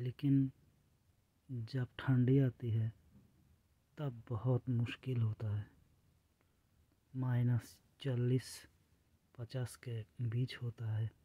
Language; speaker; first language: Hindi; non-native, local second language; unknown